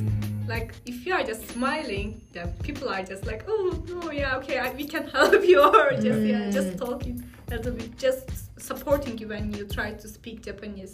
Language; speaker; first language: English; non-native, fluent; Turkish